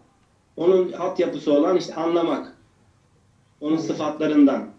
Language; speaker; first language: Turkish; native; Turkish